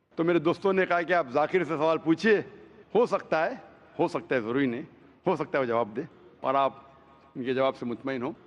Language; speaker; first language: Hindi; non-native, local second language; Konkani